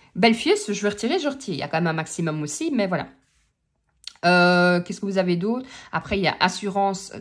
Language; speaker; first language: French; native; French